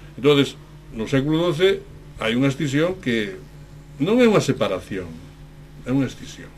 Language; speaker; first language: Galician; native; Galician